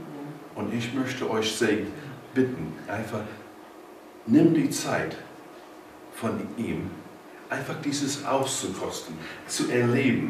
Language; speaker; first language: German; non-native, fluent; English